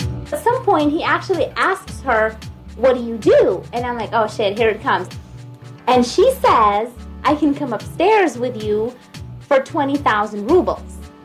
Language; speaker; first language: English; non-native, fluent; Russian